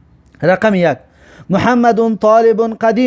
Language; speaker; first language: Arabic; non-native, fluent; Persian